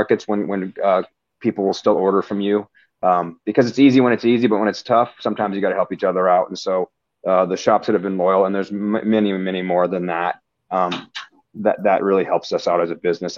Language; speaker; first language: English; native; English